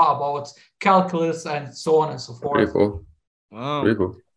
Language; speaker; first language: English; non-native, fluent; Arabic